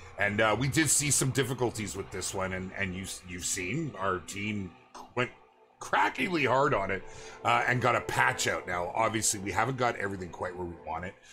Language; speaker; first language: English; native; English